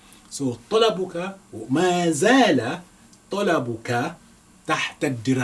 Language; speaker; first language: Arabic; non-native, fluent; Yoruba